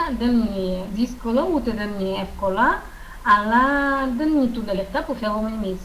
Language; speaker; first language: Greek; non-native, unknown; Russian